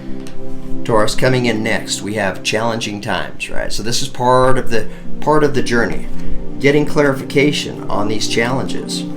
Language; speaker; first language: English; native; English